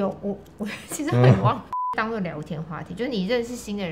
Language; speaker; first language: Chinese; native; Chinese